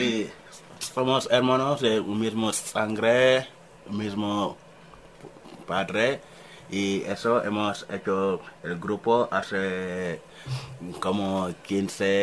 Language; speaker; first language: Spanish; non-native, learner; Wolof